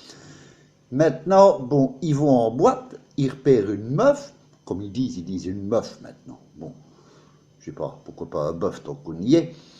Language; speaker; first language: French; native; French